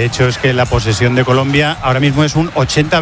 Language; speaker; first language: Spanish; native; Spanish